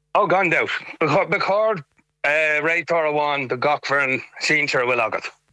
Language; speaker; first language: Irish; non-native, local second language; English